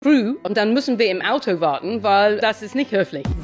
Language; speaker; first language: German; non-native, fluent; English